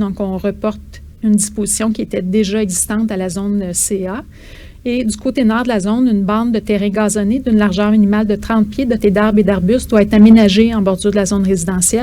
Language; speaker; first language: French; native; French